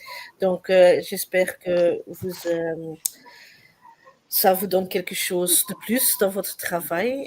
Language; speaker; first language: French; non-native, learner; Dutch